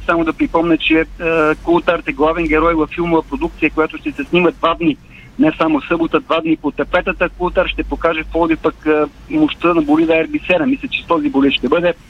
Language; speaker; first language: Bulgarian; native; Bulgarian